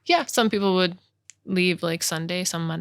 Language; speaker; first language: English; native; English